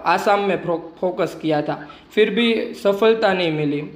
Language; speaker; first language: Hindi; non-native, local second language; Gujarati